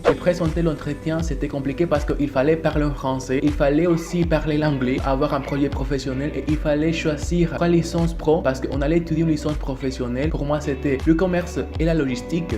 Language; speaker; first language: French; non-native, fluent; Spanish